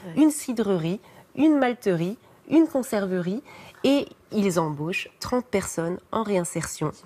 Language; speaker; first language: French; native; French